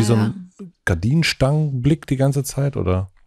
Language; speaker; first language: German; native; German